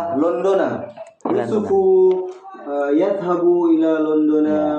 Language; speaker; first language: Arabic; non-native, learner; Indonesian